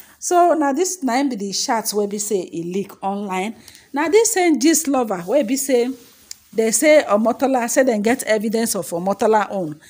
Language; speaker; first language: Nigerian Pidgin; non-native, local second language; Yoruba